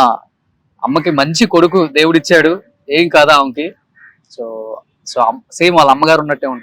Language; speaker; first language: Telugu; native; Telugu